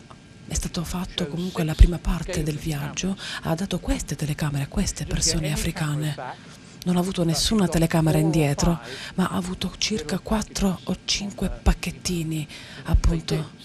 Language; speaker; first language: Italian; native; Italian